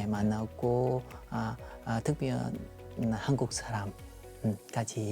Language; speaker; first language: Korean; non-native, learner; Vietnamese